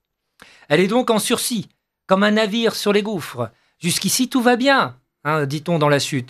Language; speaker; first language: French; native; French